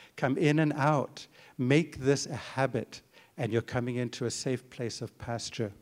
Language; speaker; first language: English; native; English